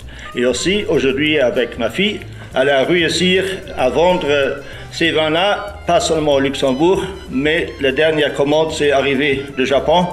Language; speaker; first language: French; non-native, local second language; Luxembourgish